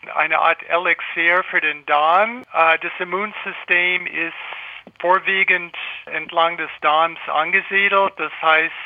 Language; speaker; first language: German; non-native, fluent; English